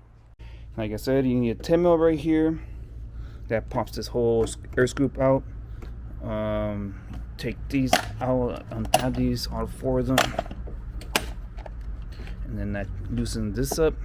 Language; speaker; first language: English; native; English